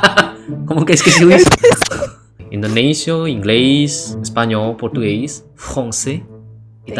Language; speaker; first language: Portuguese; non-native, learner; Indonesian